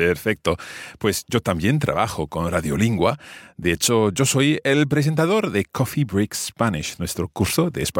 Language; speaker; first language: Spanish; non-native, fluent; English